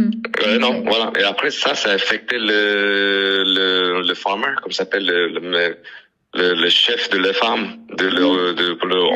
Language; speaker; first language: French; non-native, learner; English